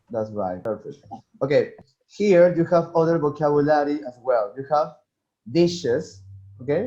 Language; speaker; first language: English; non-native, fluent; Spanish